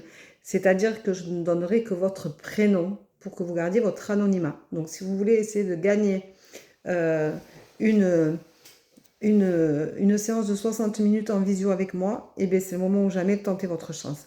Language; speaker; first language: French; native; French